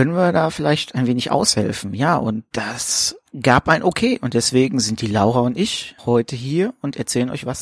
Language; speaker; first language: German; native; German